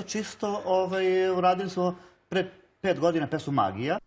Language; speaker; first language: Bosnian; early bilingual, heritage; Bosnian